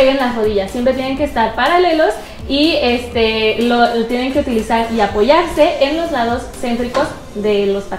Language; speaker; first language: Spanish; native; Spanish